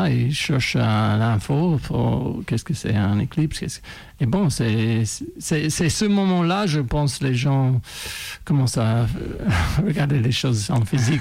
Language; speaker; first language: French; non-native, fluent; English